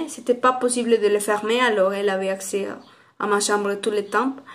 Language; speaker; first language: French; non-native, learner; Spanish